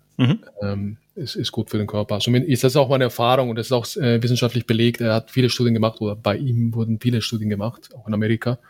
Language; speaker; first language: German; non-native, fluent; Spanish